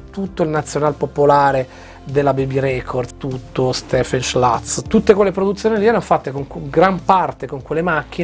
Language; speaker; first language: Italian; native; Italian